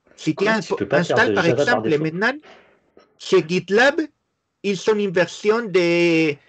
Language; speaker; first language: French; non-native, fluent; Spanish